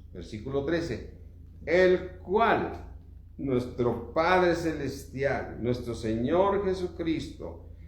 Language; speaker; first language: Spanish; native; Spanish